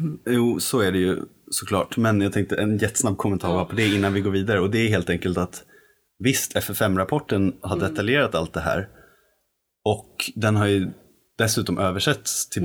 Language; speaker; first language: Swedish; native; Swedish